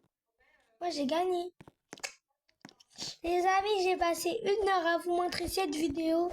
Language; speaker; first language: French; native; French